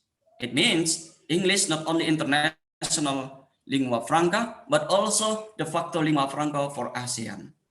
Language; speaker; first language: English; non-native, fluent; Indonesian